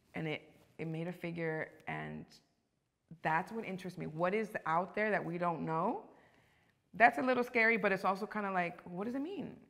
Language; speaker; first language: English; early bilingual, other home language; Spanish